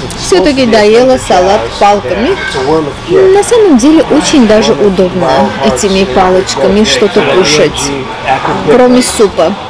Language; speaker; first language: Russian; non-native, local second language; Armenian